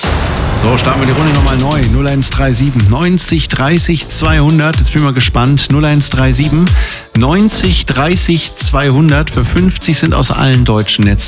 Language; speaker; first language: German; native; German